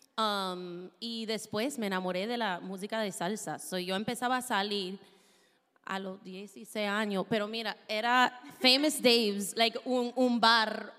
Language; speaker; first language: Spanish; non-native, fluent; English